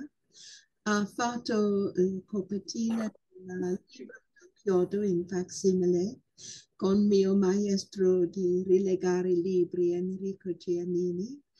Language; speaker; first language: Italian; non-native, fluent; English